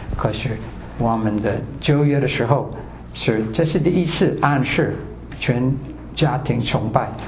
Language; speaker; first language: Chinese; non-native, fluent; English